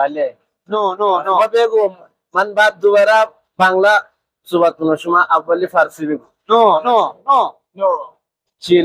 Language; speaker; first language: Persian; non-native, learner; Bangla